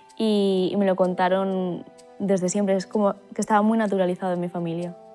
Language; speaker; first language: Spanish; native; Spanish